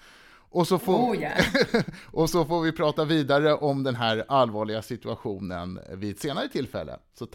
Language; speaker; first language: Swedish; native; Swedish